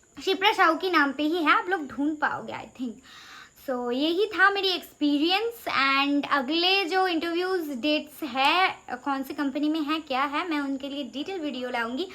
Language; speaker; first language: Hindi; non-native, local second language; Bangla